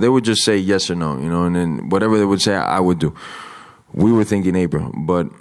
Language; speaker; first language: English; early bilingual, other home language; Spanish